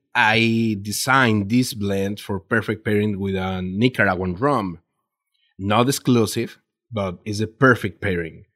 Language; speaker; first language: English; non-native, learner; Spanish